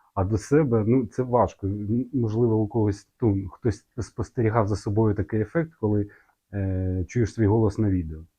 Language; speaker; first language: Ukrainian; non-native, local second language; Russian